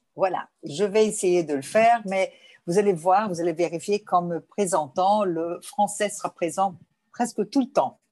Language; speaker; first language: French; non-native, fluent; Portuguese